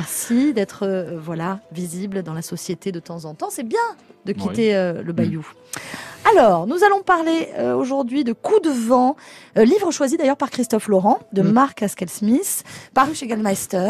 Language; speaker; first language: French; native; French